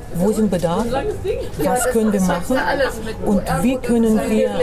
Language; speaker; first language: German; non-native, fluent; Russian